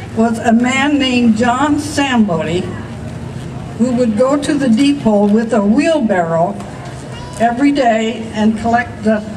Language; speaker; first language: English; early bilingual, other home language; German